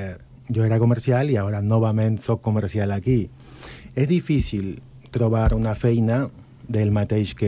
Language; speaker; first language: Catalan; non-native, learner; Spanish